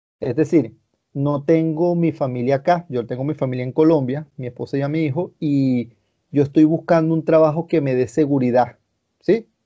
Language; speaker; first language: Spanish; native; Spanish